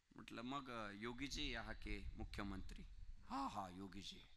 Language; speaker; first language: Hindi; non-native, local second language; Marathi